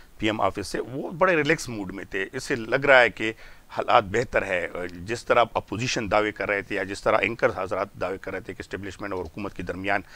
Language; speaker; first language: Urdu; non-native, local second language; Pashto